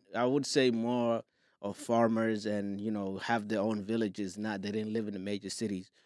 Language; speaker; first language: English; non-native, fluent; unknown